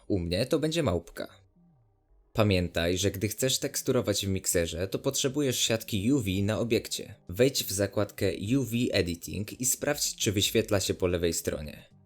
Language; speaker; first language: Polish; native; Polish